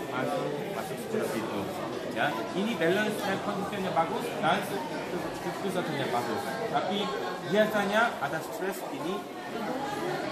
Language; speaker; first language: Indonesian; non-native, learner; Korean